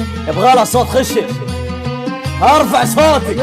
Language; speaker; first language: Arabic; native; Arabic